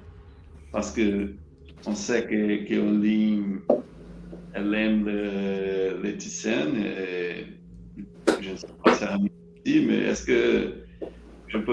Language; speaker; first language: French; non-native, learner; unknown